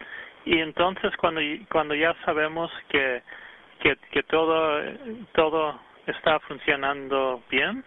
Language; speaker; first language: Spanish; early bilingual, heritage; English